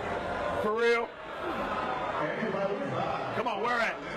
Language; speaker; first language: English; native; English